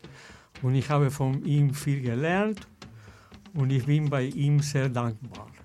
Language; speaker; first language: German; non-native, fluent; Spanish